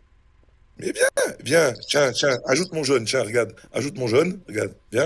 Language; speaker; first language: French; native; French